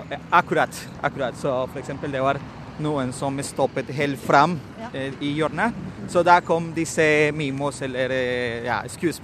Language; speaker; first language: Norwegian; non-native, fluent; Spanish